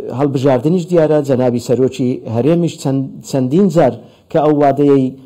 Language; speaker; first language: Central Kurdish; non-native, local second language; Turkish